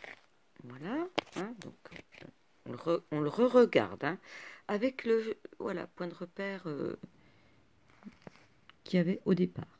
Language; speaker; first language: French; native; French